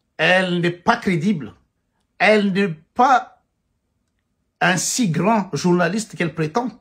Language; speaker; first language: French; non-native, local second language; Malagasy